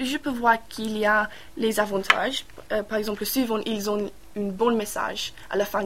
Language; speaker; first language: French; non-native, learner; English